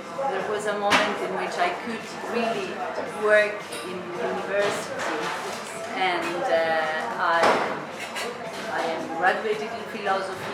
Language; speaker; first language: English; non-native, fluent; Italian